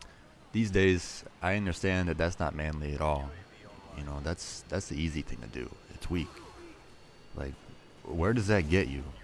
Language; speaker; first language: English; native; English